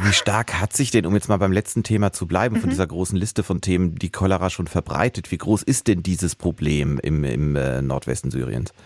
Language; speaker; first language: German; native; German